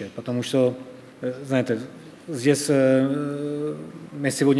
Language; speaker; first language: Russian; non-native, fluent; Czech